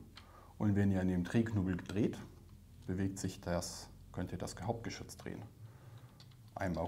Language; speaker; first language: German; native; German